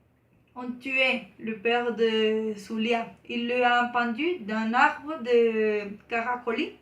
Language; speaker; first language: French; non-native, learner; Spanish